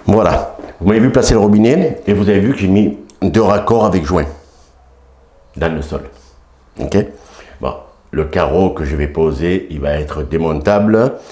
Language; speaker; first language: French; native; French